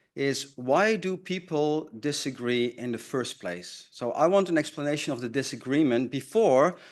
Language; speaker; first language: English; non-native, fluent; Dutch